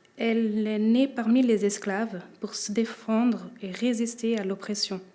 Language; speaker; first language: French; early bilingual, other home language; Portuguese